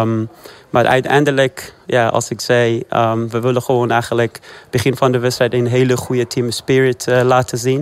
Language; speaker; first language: Dutch; non-native, fluent; Persian